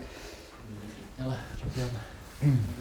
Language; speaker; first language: Russian; non-native, fluent; Dutch